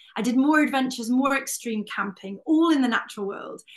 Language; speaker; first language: English; native; English